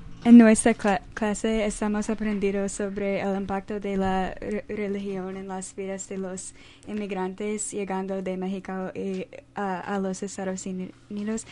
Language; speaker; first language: Spanish; non-native, learner; English